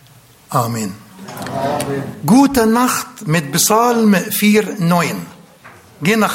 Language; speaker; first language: German; non-native, fluent; Arabic